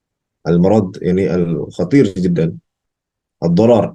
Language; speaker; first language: Arabic; non-native, fluent; Indonesian